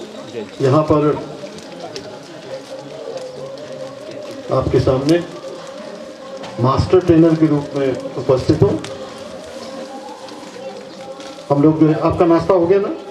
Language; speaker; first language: Hindi; native; Hindi